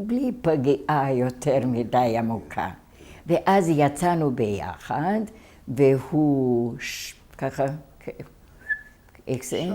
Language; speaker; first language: Hebrew; non-native, fluent; Hungarian